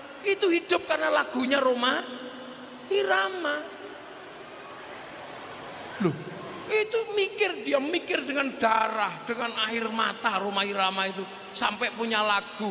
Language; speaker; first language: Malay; non-native, local second language; Javanese